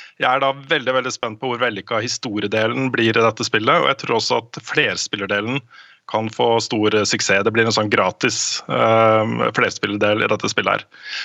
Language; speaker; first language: Norwegian; native; Norwegian